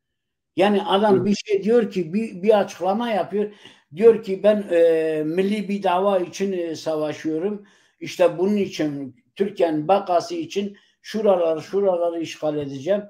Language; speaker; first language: Turkish; non-native, local second language; Kurdish